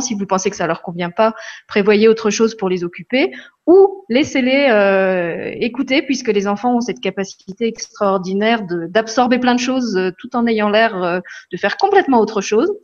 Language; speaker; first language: French; native; French